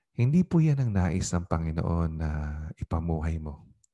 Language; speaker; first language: Filipino; non-native, local second language; Pampanga